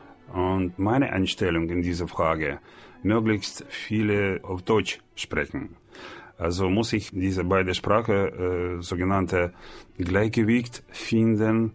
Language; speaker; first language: German; non-native, learner; Russian